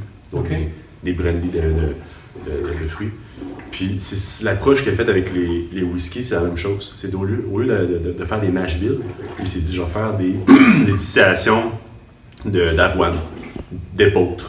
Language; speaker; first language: French; native; French